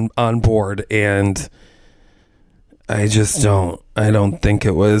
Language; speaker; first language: English; native; English